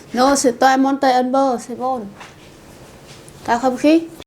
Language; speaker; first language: French; non-native, learner; Vietnamese